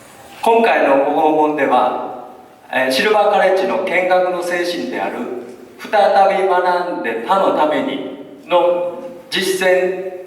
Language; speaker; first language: Japanese; native; Japanese